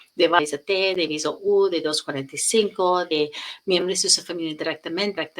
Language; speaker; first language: Spanish; non-native, learner; English